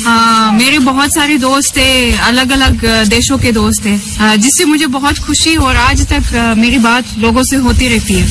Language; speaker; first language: Hindi; non-native, fluent; Russian